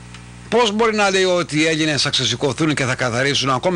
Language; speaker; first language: Greek; native; Greek